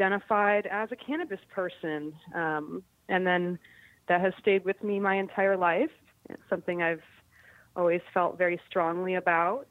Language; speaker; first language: English; native; English